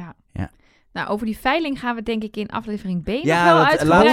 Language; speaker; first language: Dutch; native; Dutch